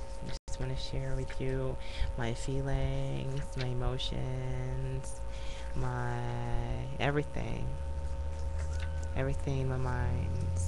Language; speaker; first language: English; native; English